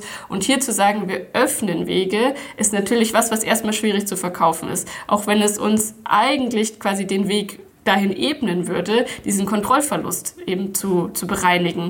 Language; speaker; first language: German; native; German